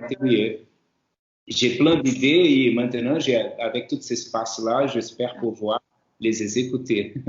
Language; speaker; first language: French; non-native, fluent; Portuguese